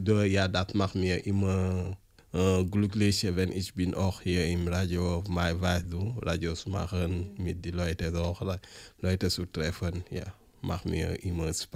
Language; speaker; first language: German; non-native, learner; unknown